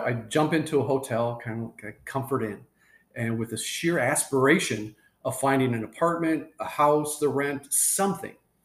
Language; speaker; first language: English; native; English